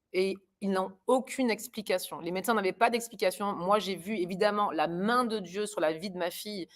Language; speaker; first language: French; early bilingual, other home language; German